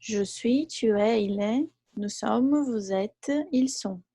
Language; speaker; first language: French; non-native, fluent; Portuguese